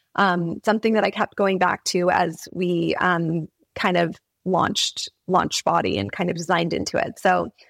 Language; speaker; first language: English; native; English